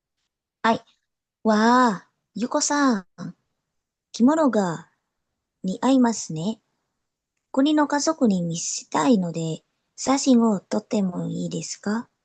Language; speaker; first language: Japanese; non-native, learner; Indonesian